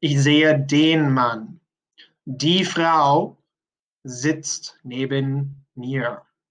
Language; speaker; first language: German; non-native, fluent; English